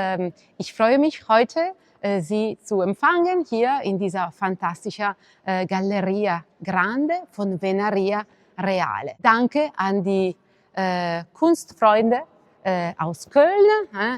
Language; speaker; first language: German; non-native, fluent; Italian